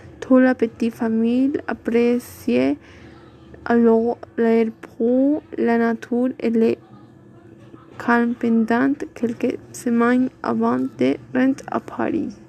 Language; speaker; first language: French; non-native, learner; Spanish